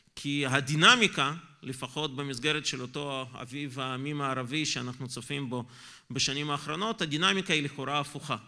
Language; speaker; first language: Hebrew; non-native, fluent; Russian